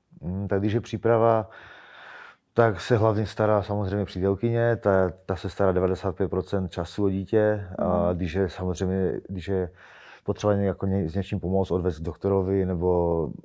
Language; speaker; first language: Czech; native; Czech